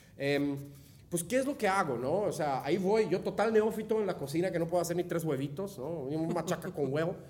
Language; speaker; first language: Spanish; non-native, fluent; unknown